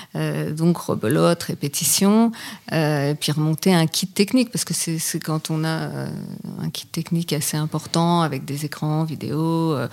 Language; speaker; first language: French; native; French